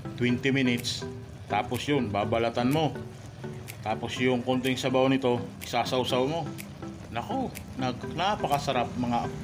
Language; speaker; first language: Filipino; non-native, local second language; Bikol